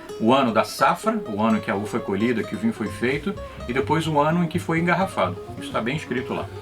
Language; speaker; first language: Portuguese; native; Portuguese